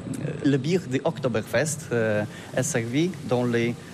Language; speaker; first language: French; non-native, fluent; Polish